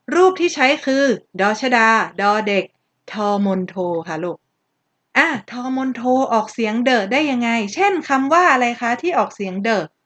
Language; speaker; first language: Thai; native; Thai